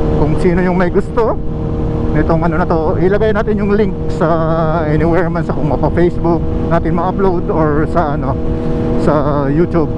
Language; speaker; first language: Filipino; non-native, local second language; Cebuano